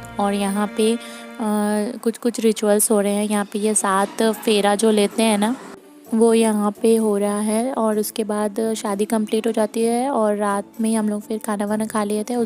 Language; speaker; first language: Hindi; non-native, local second language; Bangla